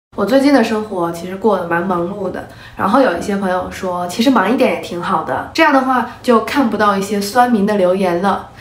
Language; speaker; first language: Chinese; native; Chinese